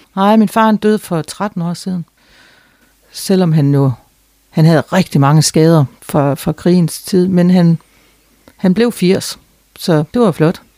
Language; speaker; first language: Danish; native; Danish